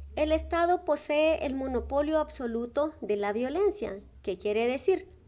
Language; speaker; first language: Spanish; native; Spanish